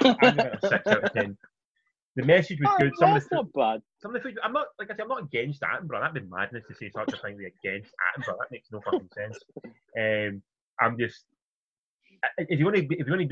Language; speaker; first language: English; native; English